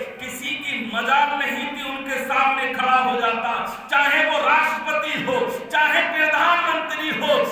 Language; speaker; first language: Urdu; native; Urdu